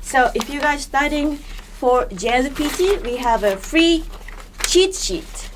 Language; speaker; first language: English; non-native, fluent; Japanese